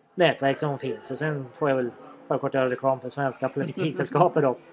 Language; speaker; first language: Swedish; native; Swedish